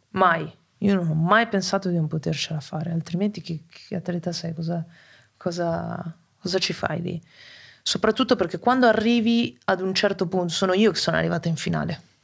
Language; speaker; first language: Italian; native; Italian